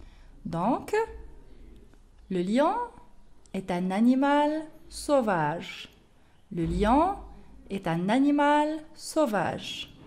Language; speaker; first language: French; non-native, local second language; Arabic